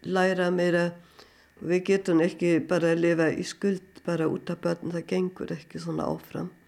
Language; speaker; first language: Icelandic; non-native, fluent; German